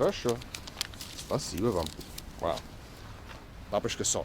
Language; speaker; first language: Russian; non-native, learner; English